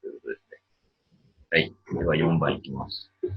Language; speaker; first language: Japanese; native; Japanese